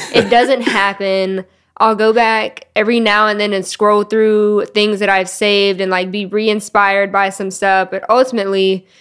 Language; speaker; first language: English; native; English